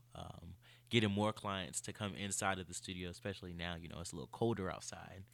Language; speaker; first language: English; native; English